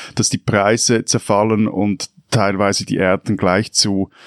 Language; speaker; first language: German; native; German